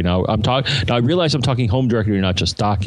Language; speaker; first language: English; native; English